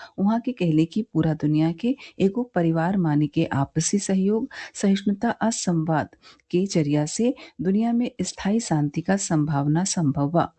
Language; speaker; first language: Bhojpuri; native; Bhojpuri